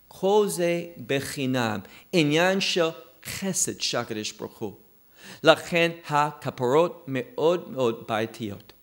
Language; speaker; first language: Hebrew; non-native, fluent; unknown